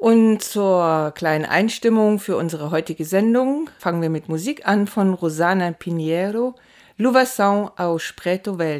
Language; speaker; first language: German; native; German